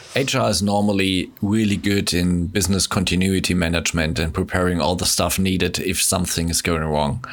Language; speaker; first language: English; non-native, fluent; German